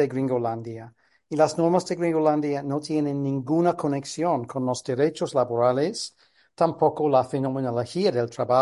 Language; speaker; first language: Spanish; non-native, fluent; English